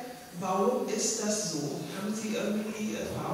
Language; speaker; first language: German; non-native, fluent; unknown